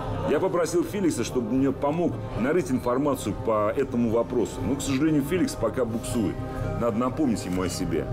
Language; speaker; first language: Russian; native; Russian